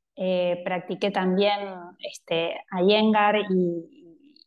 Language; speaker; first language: Spanish; native; Spanish